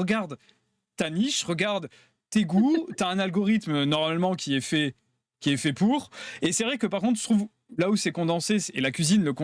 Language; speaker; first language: French; native; French